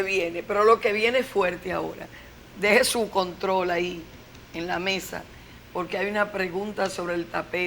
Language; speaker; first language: Spanish; native; Spanish